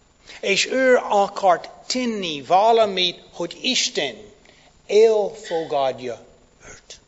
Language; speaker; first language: Hungarian; non-native, fluent; English